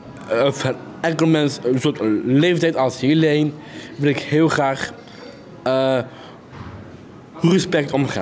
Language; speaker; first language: Dutch; non-native, learner; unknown